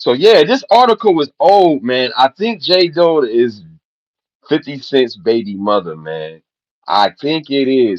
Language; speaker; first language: English; native; English